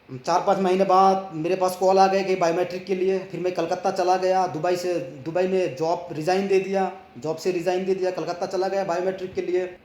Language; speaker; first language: Hindi; non-native, local second language; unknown